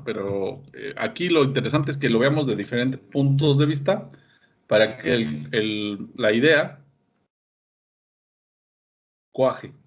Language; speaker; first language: Spanish; native; Spanish